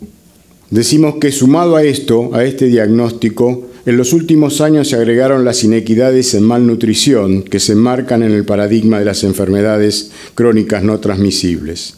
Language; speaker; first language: Spanish; native; Spanish